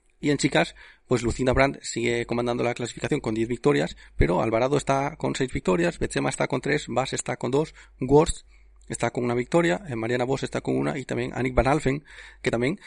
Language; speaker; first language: Spanish; native; Spanish